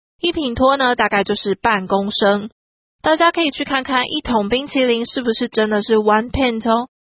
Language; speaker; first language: Chinese; native; Chinese